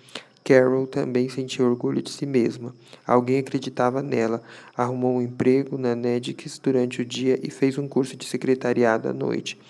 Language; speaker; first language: Portuguese; native; Portuguese